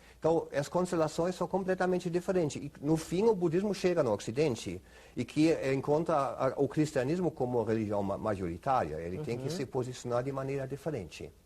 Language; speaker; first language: Portuguese; non-native, fluent; German